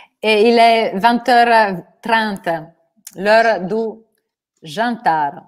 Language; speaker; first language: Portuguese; non-native, learner; Italian